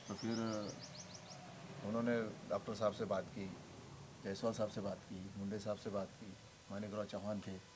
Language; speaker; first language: Hindi; non-native, local second language; Marathi